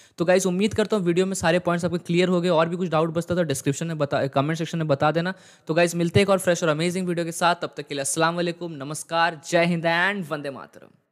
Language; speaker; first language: Hindi; native; Hindi